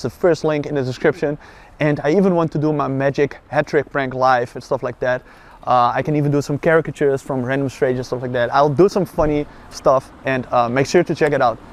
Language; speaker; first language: English; non-native, fluent; Dutch